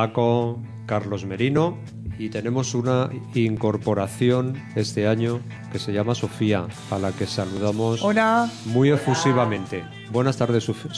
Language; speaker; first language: Spanish; native; Spanish